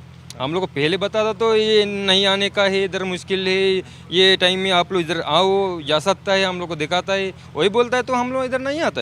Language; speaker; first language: Hindi; non-native, learner; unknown